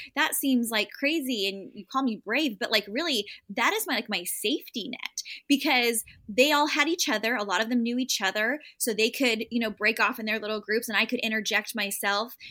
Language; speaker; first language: English; native; English